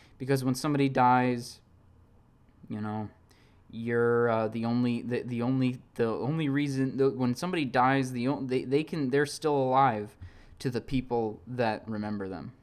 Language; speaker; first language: English; native; English